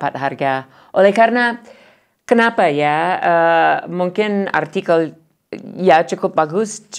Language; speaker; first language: Indonesian; non-native, fluent; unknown